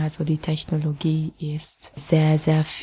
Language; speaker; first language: German; non-native, fluent; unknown